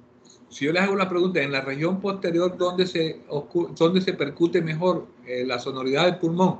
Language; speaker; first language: Spanish; native; Spanish